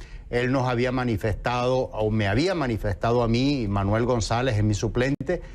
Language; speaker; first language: Spanish; native; Spanish